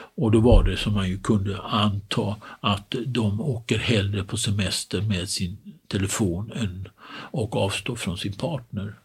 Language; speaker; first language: Swedish; native; Swedish